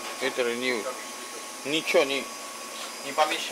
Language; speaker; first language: Russian; non-native, learner; Spanish